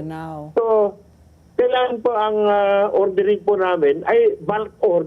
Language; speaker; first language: Filipino; native; Filipino